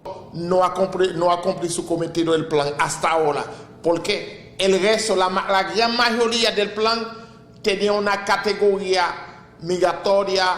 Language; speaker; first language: Spanish; non-native, fluent; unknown